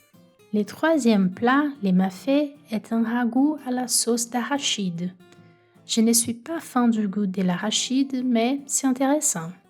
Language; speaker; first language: French; non-native, fluent; Portuguese